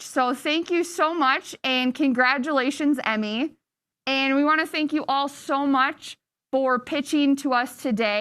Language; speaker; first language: English; native; English